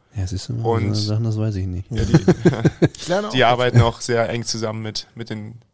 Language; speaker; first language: German; native; German